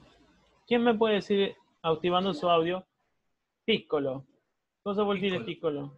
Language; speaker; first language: Italian; non-native, fluent; Spanish